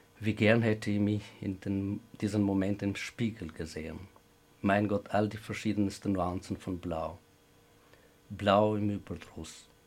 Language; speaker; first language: German; non-native, fluent; Albanian